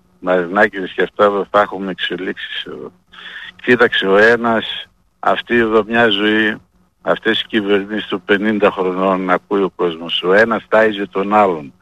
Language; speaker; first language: Greek; native; Greek